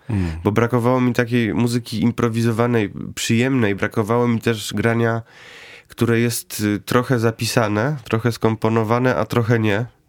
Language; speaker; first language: Polish; native; Polish